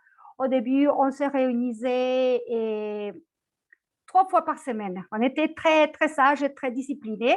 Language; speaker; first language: French; non-native, fluent; Spanish